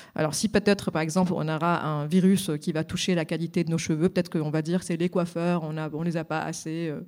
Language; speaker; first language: French; non-native, local second language; Arabic